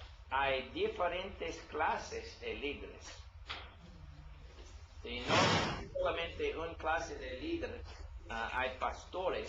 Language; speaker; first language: Spanish; non-native, learner; English